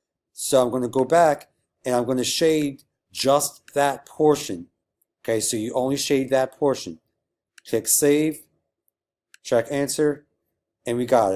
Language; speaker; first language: English; native; English